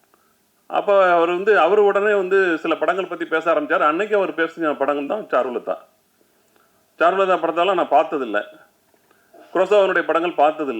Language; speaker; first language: Tamil; native; Tamil